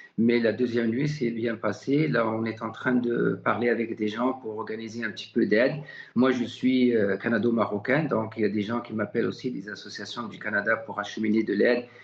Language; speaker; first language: French; non-native, local second language; Arabic